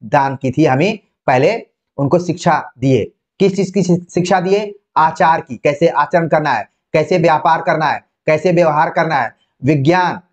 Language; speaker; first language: Hindi; native; Hindi